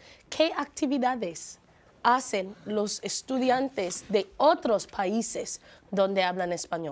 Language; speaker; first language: Spanish; non-native, fluent; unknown